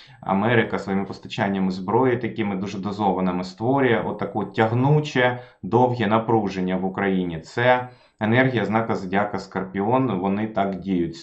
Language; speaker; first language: Ukrainian; non-native, local second language; Russian